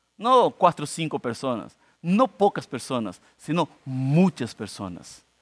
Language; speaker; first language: Spanish; non-native, fluent; Portuguese